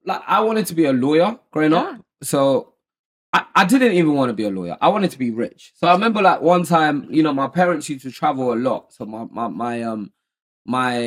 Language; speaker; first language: English; non-native, local second language; Yoruba